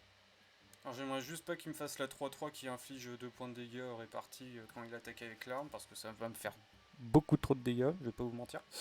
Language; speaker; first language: French; native; French